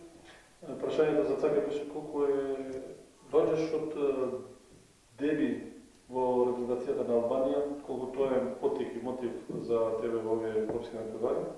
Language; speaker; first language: Macedonian; non-native, local second language; Albanian